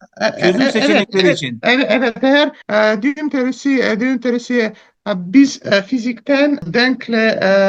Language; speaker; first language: Turkish; non-native, learner; Russian